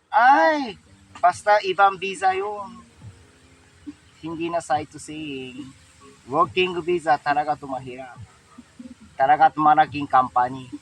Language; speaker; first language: Filipino; non-native, learner; Japanese